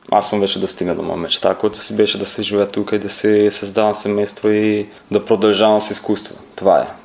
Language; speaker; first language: Bulgarian; non-native, fluent; Italian